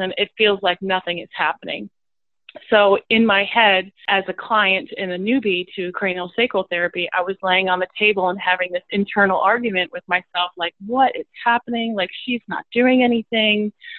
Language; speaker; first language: English; native; English